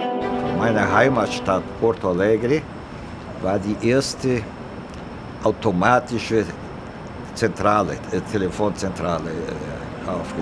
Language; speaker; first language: German; non-native, fluent; Portuguese